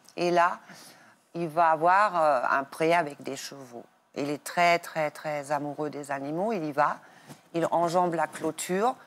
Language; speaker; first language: French; non-native, fluent; German